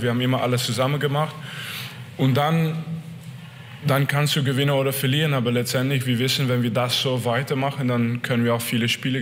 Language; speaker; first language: German; non-native, fluent; French